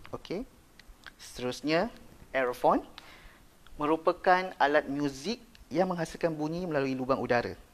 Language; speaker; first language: Malay; native; Malay